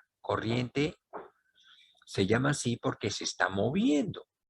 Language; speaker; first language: Spanish; native; Spanish